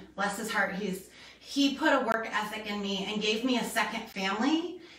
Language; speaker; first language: English; native; English